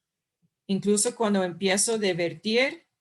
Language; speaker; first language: Spanish; non-native, fluent; English